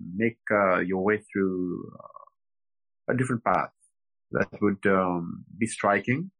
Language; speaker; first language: English; non-native, fluent; French